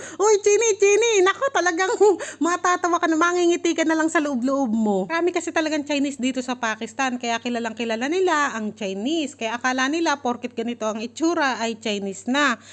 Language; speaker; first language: Filipino; native; Filipino